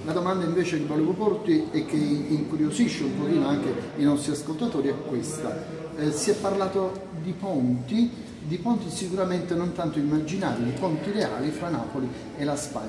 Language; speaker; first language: Italian; native; Italian